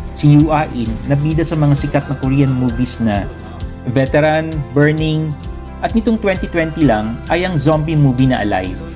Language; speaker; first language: Filipino; native; Filipino